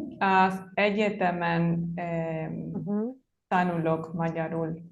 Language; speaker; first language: Hungarian; non-native, learner; Spanish